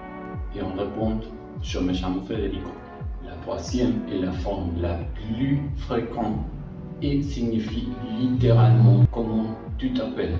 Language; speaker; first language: French; non-native, fluent; Spanish